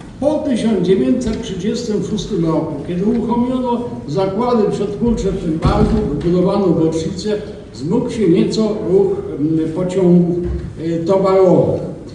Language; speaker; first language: Polish; native; Polish